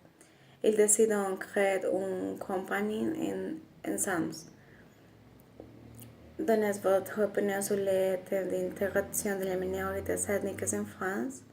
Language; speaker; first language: French; non-native, learner; Spanish